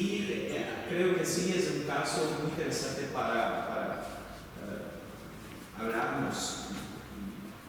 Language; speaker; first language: Spanish; non-native, fluent; Portuguese